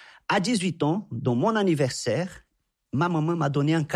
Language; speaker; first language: French; non-native, fluent; Portuguese